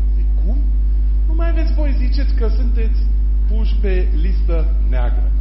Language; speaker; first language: Romanian; non-native, fluent; German